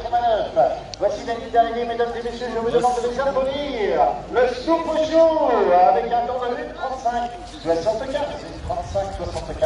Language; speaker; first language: French; native; French